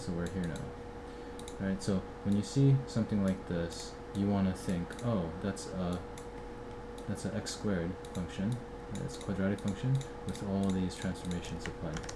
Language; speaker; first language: English; native; English